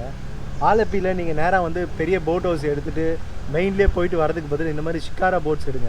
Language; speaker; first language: Tamil; native; Tamil